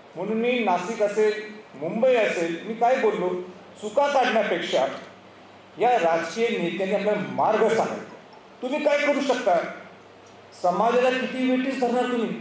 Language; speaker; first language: Marathi; native; Marathi